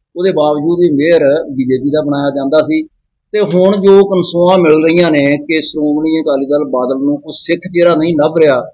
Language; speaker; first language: Punjabi; native; Punjabi